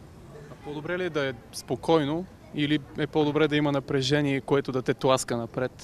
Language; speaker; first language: Bulgarian; native; Bulgarian